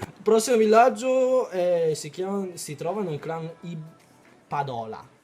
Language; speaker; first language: Italian; early bilingual, other home language; Chinese